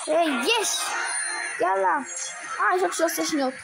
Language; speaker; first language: Hebrew; native; Hebrew